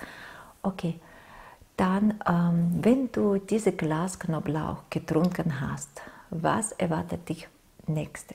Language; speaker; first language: German; non-native, fluent; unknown